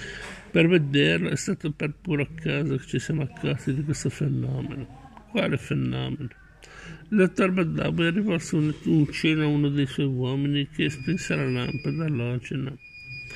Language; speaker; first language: Italian; native; Italian